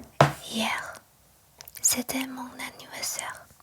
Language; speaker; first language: French; non-native, learner; Chinese